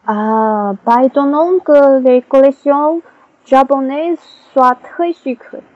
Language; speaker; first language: French; non-native, learner; Chinese